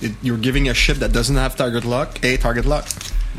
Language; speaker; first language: English; non-native, fluent; French